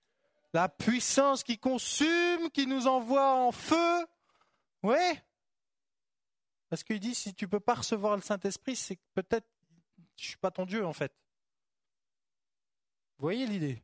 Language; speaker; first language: French; native; French